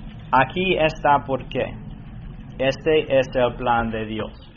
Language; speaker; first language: Spanish; non-native, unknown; English